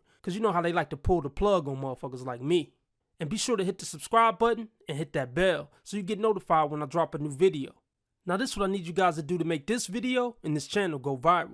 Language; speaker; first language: English; native; English